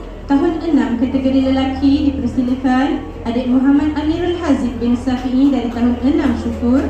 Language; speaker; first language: Malay; native; Malay